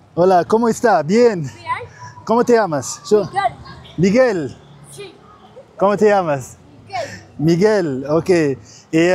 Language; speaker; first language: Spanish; non-native, learner; Arabic